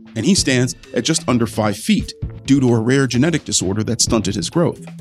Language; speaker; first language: English; native; English